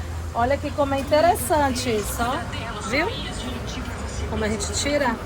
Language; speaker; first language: Portuguese; native; Portuguese